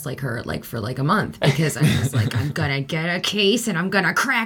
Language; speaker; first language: English; early bilingual, other home language; Spanish